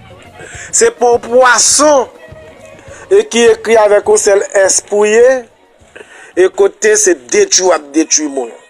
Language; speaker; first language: French; non-native, local second language; Haitian Creole